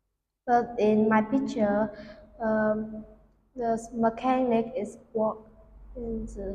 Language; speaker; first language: English; non-native, learner; Vietnamese